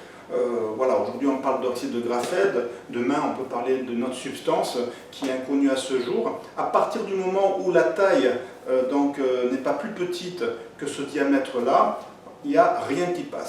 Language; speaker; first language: French; native; French